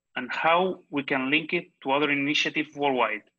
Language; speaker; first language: English; non-native, fluent; Catalan